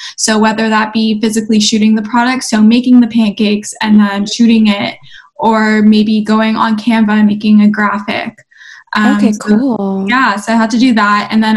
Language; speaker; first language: English; native; English